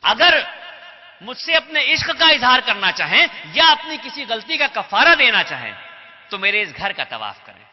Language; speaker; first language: Urdu; native; Urdu